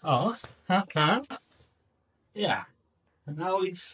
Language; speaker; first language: English; non-native, learner; Polish